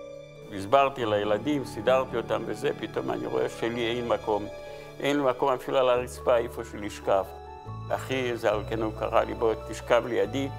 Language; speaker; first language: Hebrew; non-native, fluent; Yiddish